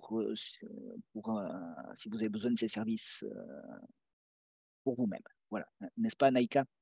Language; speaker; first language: French; native; French